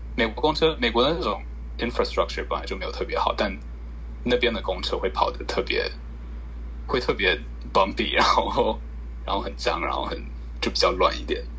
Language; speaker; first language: Chinese; early bilingual, heritage; Chinese